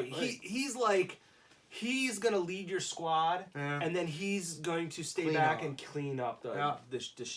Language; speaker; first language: English; native; English